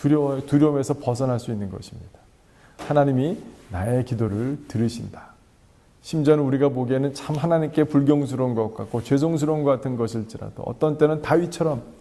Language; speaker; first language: Korean; native; Korean